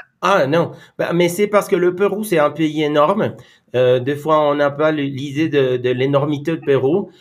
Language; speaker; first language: French; non-native, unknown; Spanish